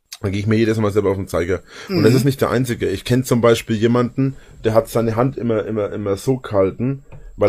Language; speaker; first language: German; native; German